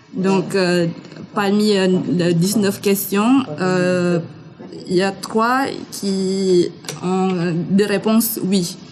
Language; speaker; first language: French; non-native, fluent; Indonesian